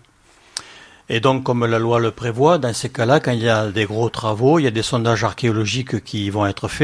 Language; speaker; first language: French; native; French